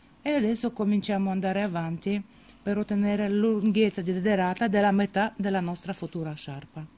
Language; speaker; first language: Italian; non-native, fluent; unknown